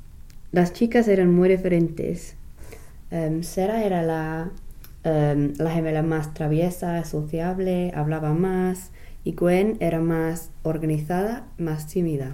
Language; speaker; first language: Spanish; non-native, fluent; English